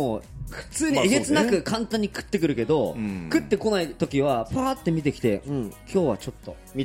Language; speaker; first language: Japanese; native; Japanese